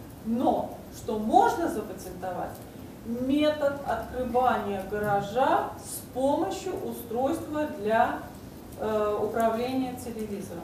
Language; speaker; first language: Russian; native; Russian